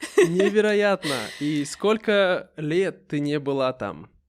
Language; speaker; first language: Russian; native; Russian